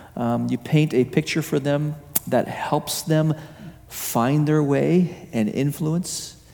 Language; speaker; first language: English; native; English